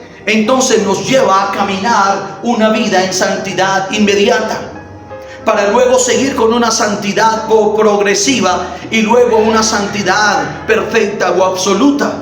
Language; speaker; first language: Spanish; native; Spanish